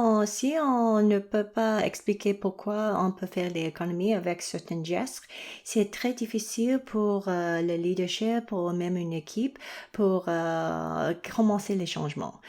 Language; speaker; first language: French; non-native, local second language; English